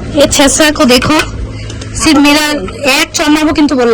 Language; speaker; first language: Hindi; non-native, learner; Bangla